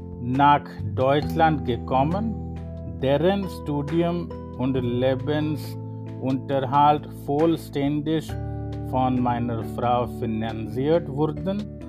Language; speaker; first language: German; non-native, fluent; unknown